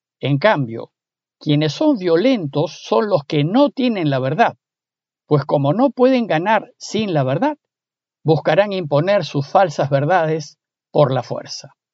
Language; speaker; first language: Spanish; native; Spanish